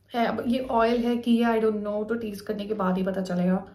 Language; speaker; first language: Hindi; native; Hindi